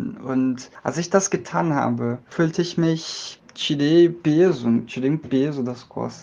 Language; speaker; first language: German; non-native, learner; Portuguese